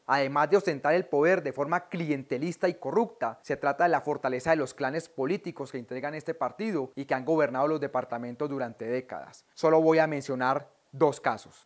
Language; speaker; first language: Spanish; native; Spanish